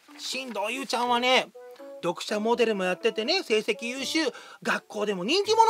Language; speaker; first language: Japanese; native; Japanese